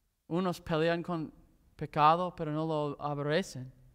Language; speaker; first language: Spanish; non-native, fluent; English